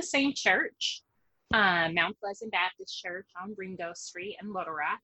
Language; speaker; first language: English; native; English